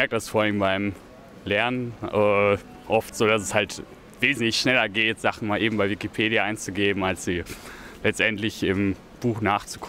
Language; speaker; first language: German; native; German